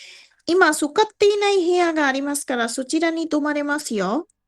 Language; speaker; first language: Japanese; non-native, fluent; Bangla